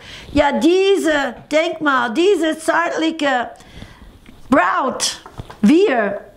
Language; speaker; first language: German; non-native, fluent; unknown